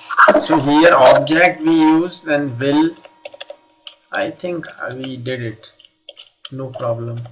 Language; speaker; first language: English; non-native, local second language; Hindi